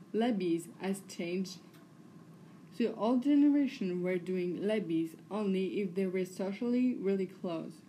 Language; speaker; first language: English; non-native, learner; French